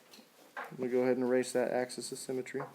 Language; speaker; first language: English; native; English